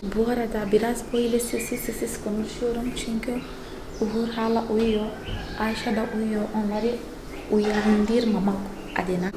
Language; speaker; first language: Turkish; non-native, fluent; Portuguese